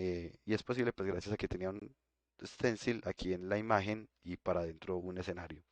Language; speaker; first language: Spanish; native; Spanish